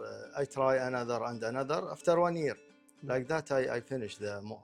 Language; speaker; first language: English; non-native, local second language; Arabic